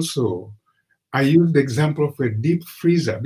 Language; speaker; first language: English; non-native, local second language; Swahili